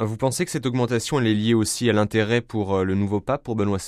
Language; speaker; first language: French; native; French